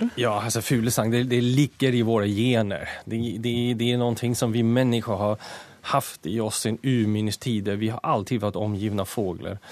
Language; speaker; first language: Swedish; native; Swedish